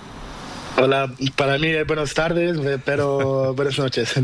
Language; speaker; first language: Spanish; non-native, learner; Portuguese